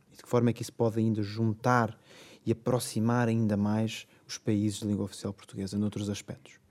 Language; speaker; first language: Portuguese; native; Portuguese